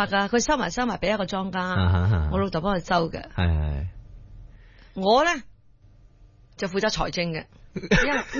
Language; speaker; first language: Cantonese; early bilingual, heritage; Cantonese